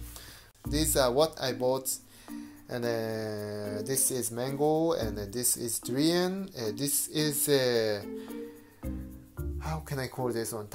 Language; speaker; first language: English; non-native, fluent; Japanese